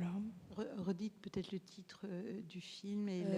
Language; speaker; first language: French; native; French